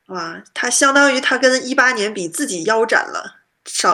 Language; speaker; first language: Chinese; native; Chinese